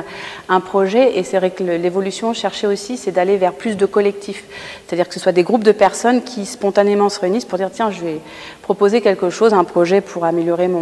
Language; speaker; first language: French; native; French